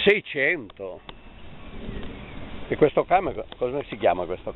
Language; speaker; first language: Italian; native; Italian